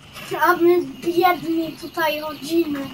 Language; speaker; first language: Polish; early bilingual, heritage; Polish